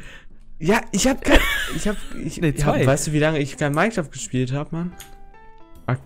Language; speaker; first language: German; native; German